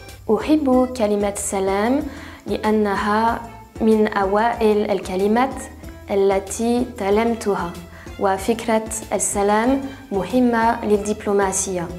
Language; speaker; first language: Arabic; non-native, learner; French